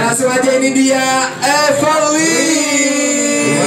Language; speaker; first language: Indonesian; native; Indonesian